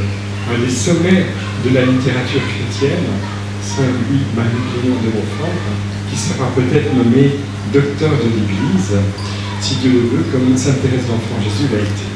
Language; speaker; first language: French; native; French